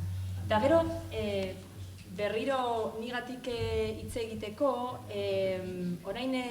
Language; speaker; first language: Basque; non-native, local second language; Spanish